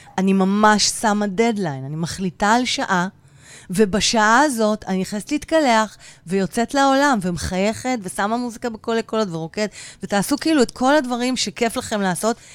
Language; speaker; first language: Hebrew; native; Hebrew